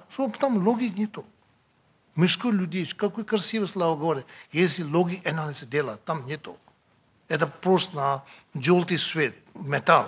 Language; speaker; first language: Russian; non-native, learner; Tibetan